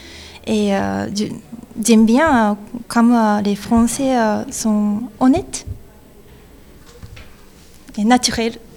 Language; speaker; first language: French; non-native, learner; Japanese